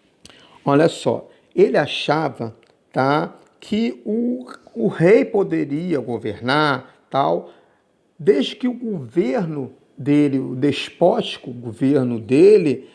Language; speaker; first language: Portuguese; native; Portuguese